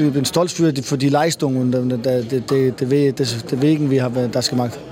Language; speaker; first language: German; non-native, fluent; Danish